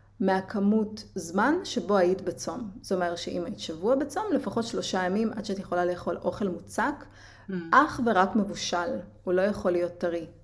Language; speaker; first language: Hebrew; native; Hebrew